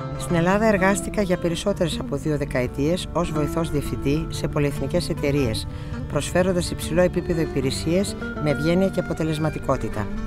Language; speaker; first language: Greek; early bilingual, heritage; Greek